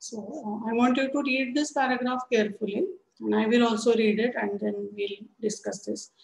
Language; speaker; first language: English; non-native, local second language; Marathi